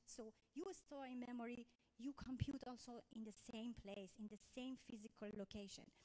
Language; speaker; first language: English; non-native, fluent; Persian